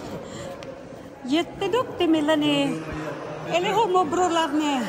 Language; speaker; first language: Swedish; non-native, learner; Filipino